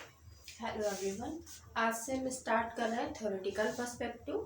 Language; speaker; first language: Hindi; native; Hindi